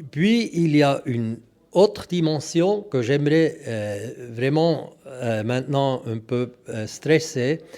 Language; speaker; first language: French; non-native, local second language; German